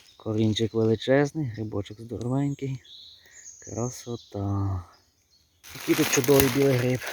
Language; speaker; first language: Ukrainian; native; Ukrainian